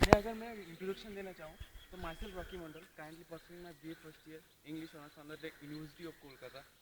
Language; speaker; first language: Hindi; non-native, local second language; Bangla